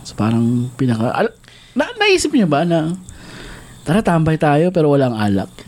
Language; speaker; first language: Filipino; native; Filipino